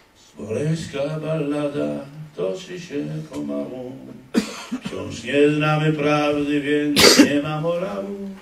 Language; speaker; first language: Polish; native; Polish